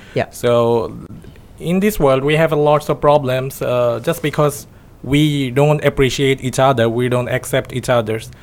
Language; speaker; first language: English; non-native, local second language; Bangla